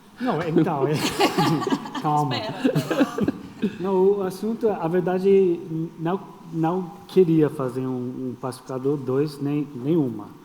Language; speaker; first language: Portuguese; non-native, fluent; English